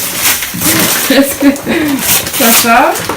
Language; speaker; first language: French; native; French